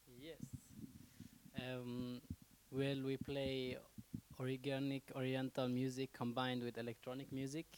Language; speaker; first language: English; non-native, fluent; Persian